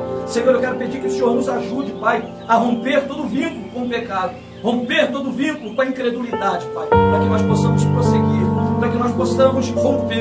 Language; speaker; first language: Portuguese; native; Portuguese